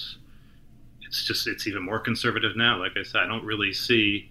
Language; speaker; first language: English; native; English